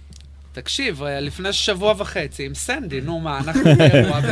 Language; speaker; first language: Hebrew; native; Hebrew